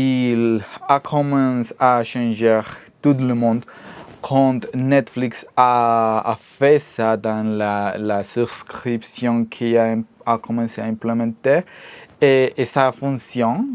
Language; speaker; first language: French; non-native, learner; Spanish